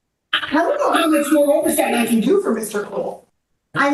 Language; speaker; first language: English; native; English